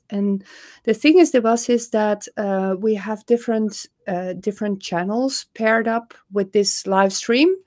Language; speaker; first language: English; non-native, fluent; Dutch